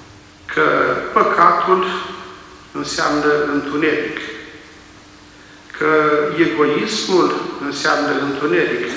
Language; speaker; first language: Romanian; native; Romanian